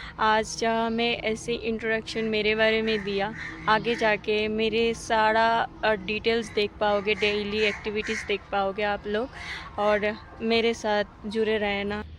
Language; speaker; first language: Hindi; non-native, learner; Bangla